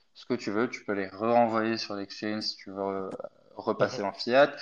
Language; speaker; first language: French; non-native, fluent; Arabic